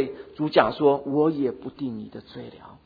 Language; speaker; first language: Chinese; native; Chinese